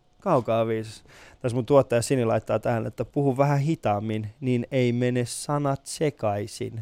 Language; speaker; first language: Finnish; early bilingual, other home language; Persian